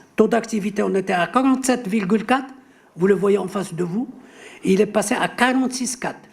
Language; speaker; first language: French; non-native, local second language; Arabic